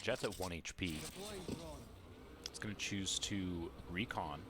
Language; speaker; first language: English; native; English